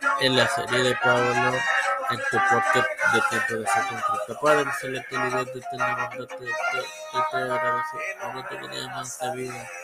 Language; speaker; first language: Spanish; native; Spanish